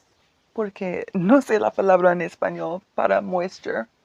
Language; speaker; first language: Spanish; non-native, learner; English